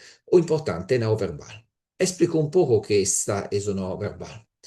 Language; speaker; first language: Spanish; non-native, learner; Italian